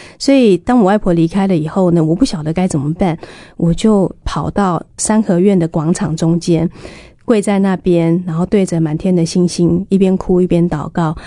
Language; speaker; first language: Chinese; native; Chinese